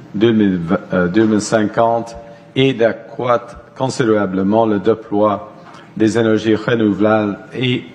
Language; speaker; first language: French; non-native, local second language; English